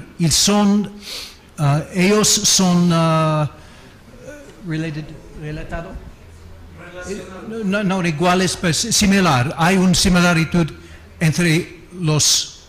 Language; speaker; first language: Spanish; non-native, learner; English